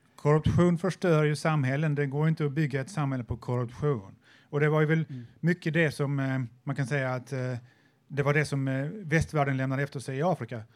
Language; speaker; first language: Swedish; native; Swedish